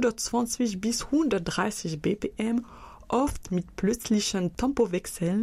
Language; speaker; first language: German; native; German